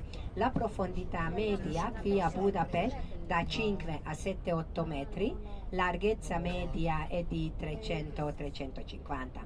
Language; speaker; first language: Italian; non-native, fluent; Hungarian